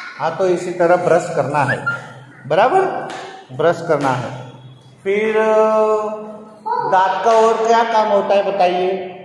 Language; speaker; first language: Hindi; non-native, local second language; Gujarati